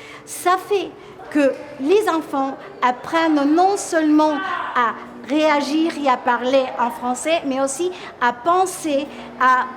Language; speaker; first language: French; non-native, local second language; Spanish